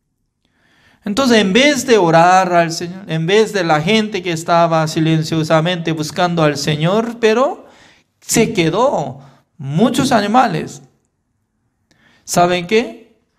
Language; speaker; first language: Spanish; non-native, fluent; Korean